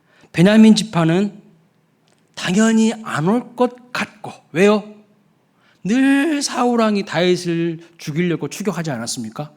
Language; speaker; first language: Korean; native; Korean